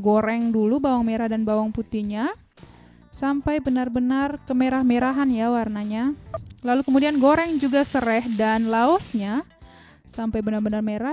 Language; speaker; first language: Indonesian; native; Indonesian